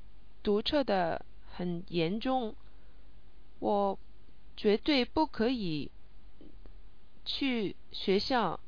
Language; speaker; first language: Chinese; non-native, learner; English